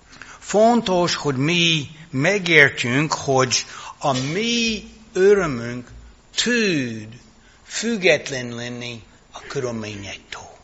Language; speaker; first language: Hungarian; non-native, fluent; English